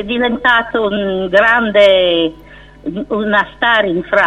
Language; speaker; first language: Italian; non-native, fluent; French